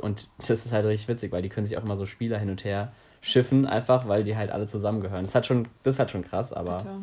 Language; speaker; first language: German; native; German